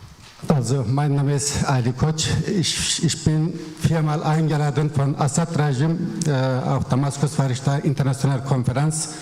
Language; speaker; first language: German; non-native, learner; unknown